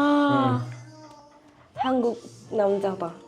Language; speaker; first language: Korean; non-native, learner; Japanese